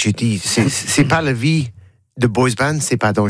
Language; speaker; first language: French; non-native, learner; English